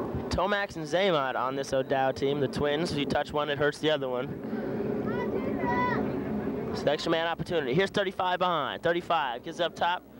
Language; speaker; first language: English; native; English